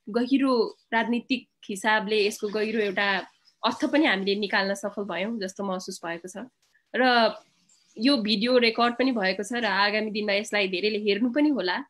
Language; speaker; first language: Nepali; native; Nepali